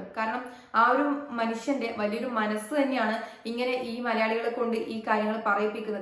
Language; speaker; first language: Malayalam; native; Malayalam